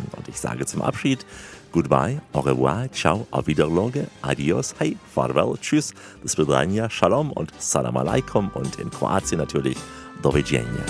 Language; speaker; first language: German; native; German